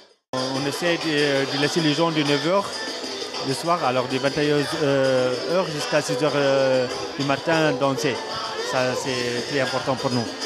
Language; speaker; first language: French; non-native, fluent; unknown